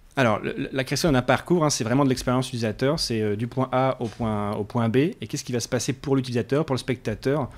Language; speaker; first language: French; native; French